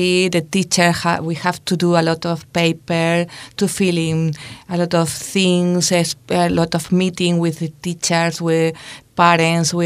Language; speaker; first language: English; non-native, learner; Spanish